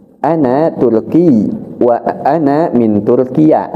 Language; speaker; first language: Arabic; non-native, fluent; Indonesian